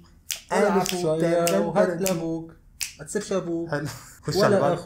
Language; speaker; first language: Arabic; native; Arabic